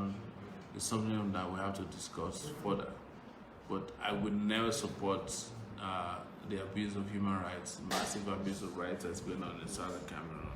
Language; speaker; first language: English; non-native, local second language; Yoruba